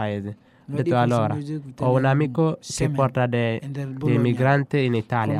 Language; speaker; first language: Italian; non-native, fluent; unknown